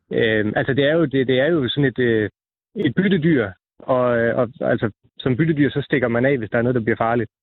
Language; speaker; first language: Danish; native; Danish